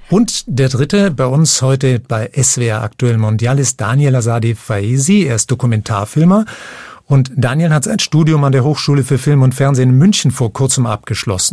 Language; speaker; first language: German; native; German